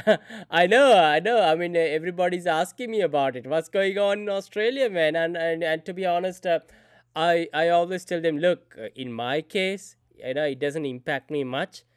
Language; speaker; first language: English; non-native, local second language; Sinhala